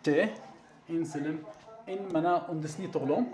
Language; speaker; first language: Mongolian; non-native, learner; Arabic